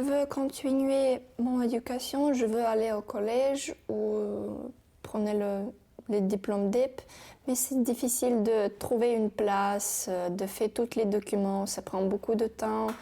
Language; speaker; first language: French; non-native, learner; Ukrainian